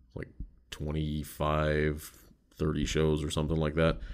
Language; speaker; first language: English; native; English